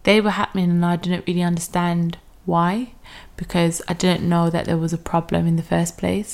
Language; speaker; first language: English; native; English